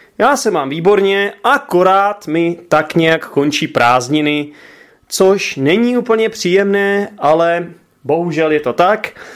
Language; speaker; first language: Czech; native; Czech